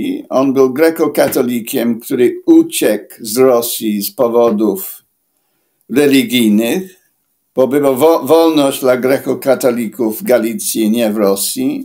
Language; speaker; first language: Polish; non-native, fluent; English